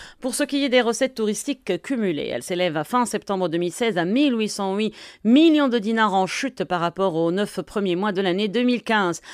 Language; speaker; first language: French; non-native, local second language; Arabic